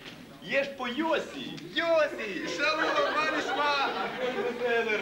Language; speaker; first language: Hebrew; non-native, learner; Russian